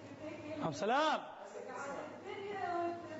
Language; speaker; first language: Arabic; native; Arabic